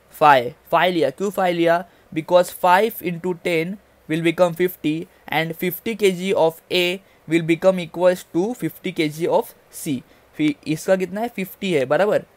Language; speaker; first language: Hindi; native; Hindi